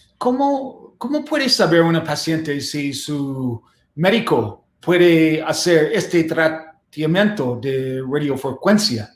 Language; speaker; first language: Spanish; non-native, learner; English